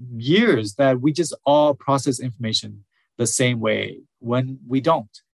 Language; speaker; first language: English; early bilingual, other home language; Vietnamese